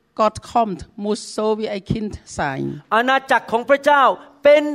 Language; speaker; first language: German; non-native, learner; Thai